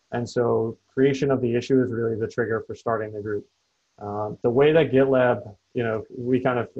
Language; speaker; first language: English; native; English